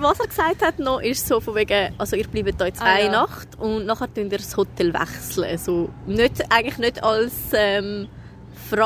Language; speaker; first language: German; native; German